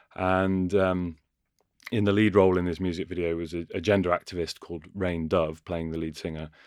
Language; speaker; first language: English; native; English